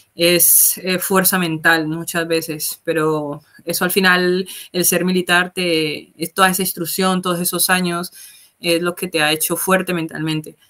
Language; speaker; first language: Spanish; native; Spanish